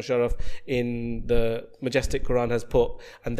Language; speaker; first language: English; native; English